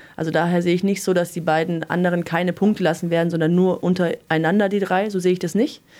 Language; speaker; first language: German; native; German